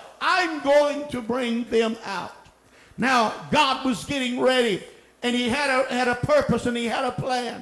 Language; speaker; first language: English; native; English